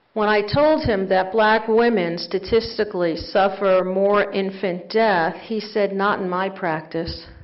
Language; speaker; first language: English; native; English